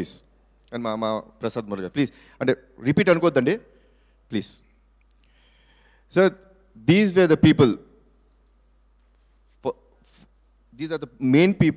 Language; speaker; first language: Telugu; native; Telugu